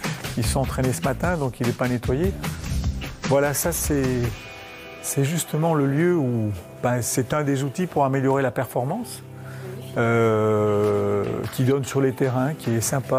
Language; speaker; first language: French; native; French